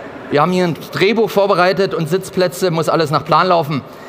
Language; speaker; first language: German; native; German